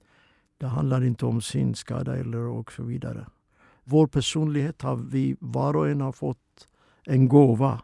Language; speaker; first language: Swedish; non-native, fluent; Oromo